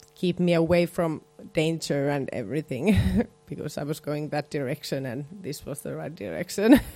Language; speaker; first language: English; non-native, fluent; Finnish